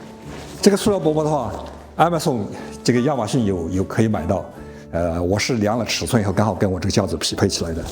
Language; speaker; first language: Chinese; native; Chinese